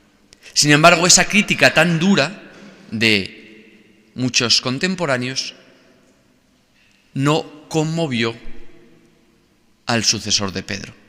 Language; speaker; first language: Spanish; native; Spanish